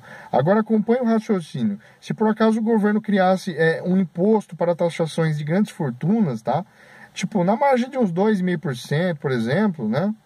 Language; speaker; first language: Portuguese; native; Portuguese